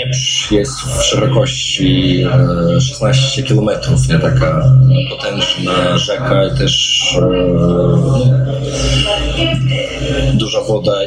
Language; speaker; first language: Polish; non-native, fluent; Russian